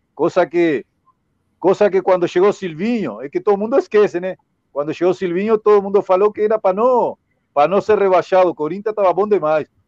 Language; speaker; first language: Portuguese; non-native, fluent; Spanish